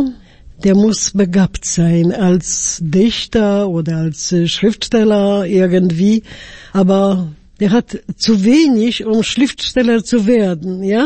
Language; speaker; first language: German; non-native, fluent; Polish